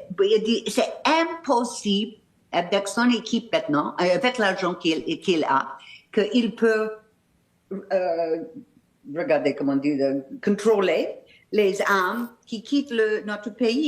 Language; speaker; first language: French; non-native, fluent; English